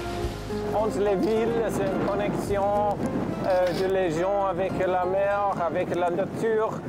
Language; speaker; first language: French; non-native, fluent; English